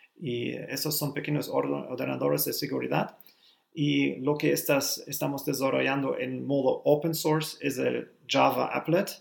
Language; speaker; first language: Spanish; non-native, learner; German